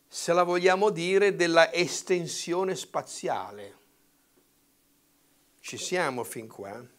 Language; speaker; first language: Italian; native; Italian